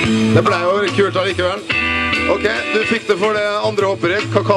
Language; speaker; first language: Norwegian; native; Norwegian